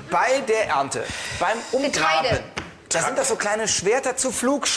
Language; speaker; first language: German; native; German